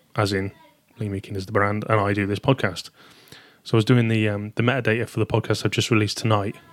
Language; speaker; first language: English; native; English